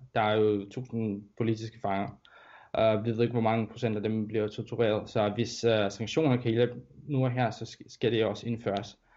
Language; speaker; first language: Danish; non-native, fluent; Russian